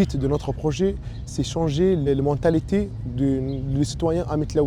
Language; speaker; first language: French; non-native, local second language; Arabic